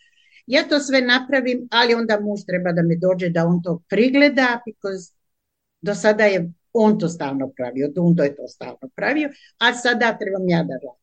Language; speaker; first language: Croatian; native; Croatian